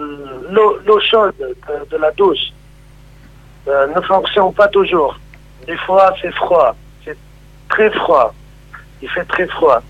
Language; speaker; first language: French; non-native, local second language; Arabic